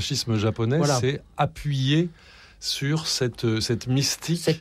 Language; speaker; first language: French; native; French